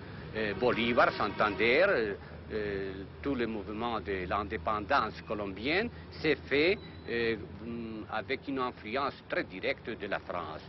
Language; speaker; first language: French; non-native, fluent; Spanish